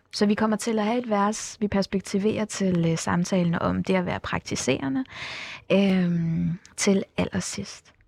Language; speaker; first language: Danish; early bilingual, other home language; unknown